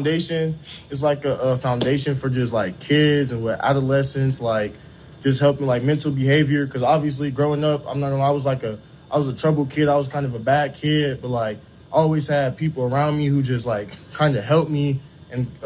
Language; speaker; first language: English; native; English